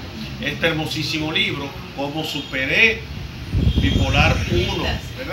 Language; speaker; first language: Spanish; native; Spanish